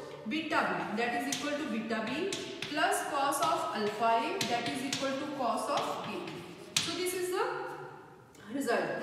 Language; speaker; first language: English; non-native, local second language; Hindi